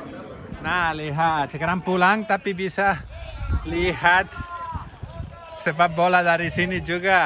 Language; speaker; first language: Indonesian; non-native, learner; Catalan